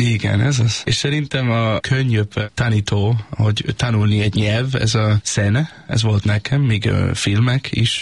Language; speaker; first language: Hungarian; non-native, learner; Danish